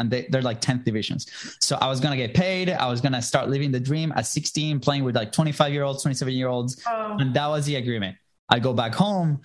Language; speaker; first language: English; non-native, fluent; Spanish